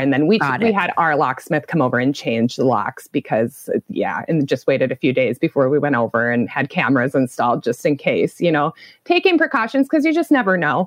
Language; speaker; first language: English; native; English